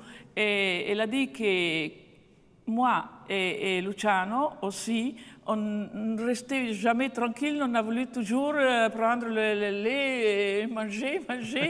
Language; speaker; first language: French; non-native, fluent; Italian